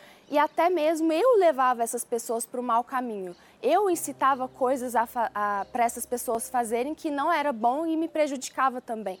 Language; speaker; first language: Portuguese; early bilingual, other home language; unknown